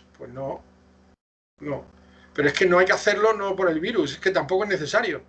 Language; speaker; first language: Spanish; native; Spanish